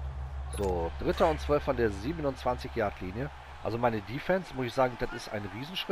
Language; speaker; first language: German; native; German